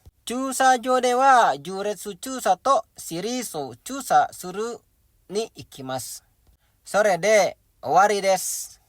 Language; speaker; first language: Japanese; non-native, learner; Indonesian